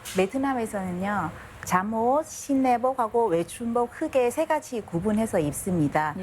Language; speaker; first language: Korean; non-native, fluent; Vietnamese